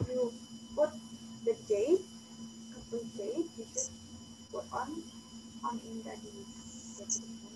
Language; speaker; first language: English; non-native, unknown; Indonesian